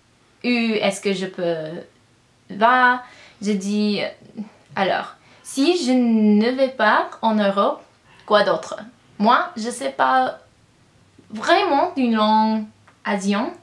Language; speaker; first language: French; non-native, learner; English